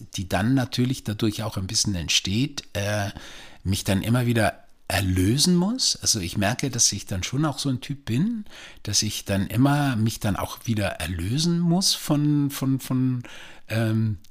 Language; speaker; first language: German; native; German